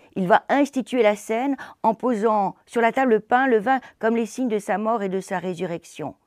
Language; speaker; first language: French; native; French